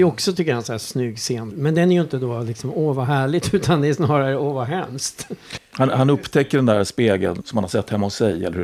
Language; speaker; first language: Swedish; native; Swedish